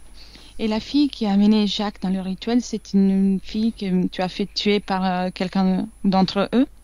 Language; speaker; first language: French; non-native, fluent; Italian